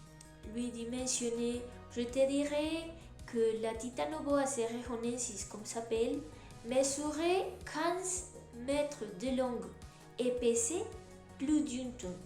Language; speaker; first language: French; non-native, learner; Spanish